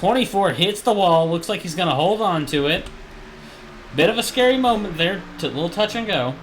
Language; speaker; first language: English; native; English